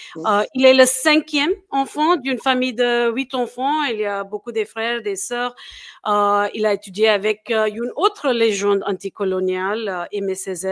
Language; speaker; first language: French; non-native, fluent; English